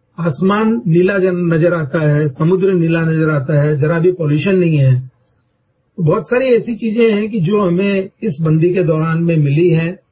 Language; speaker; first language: Hindi; native; Hindi